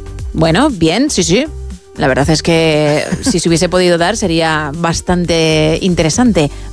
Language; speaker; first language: Spanish; native; Spanish